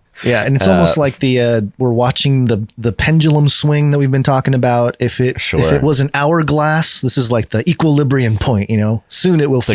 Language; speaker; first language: English; native; English